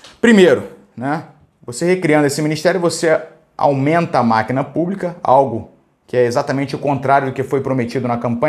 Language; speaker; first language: Portuguese; native; Portuguese